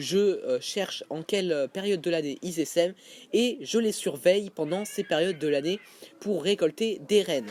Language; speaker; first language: French; native; French